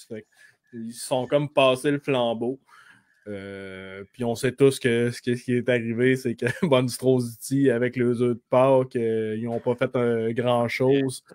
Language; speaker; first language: French; native; French